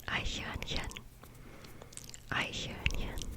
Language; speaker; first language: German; non-native, learner; English